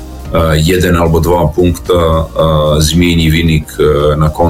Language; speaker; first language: Polish; non-native, learner; Serbian